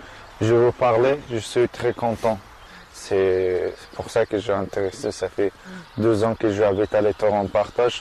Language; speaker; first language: French; non-native, learner; Persian